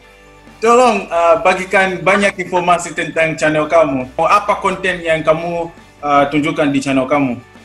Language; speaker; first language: Indonesian; non-native, fluent; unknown